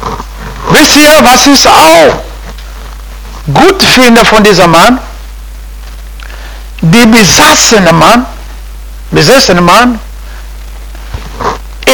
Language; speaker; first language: German; non-native, fluent; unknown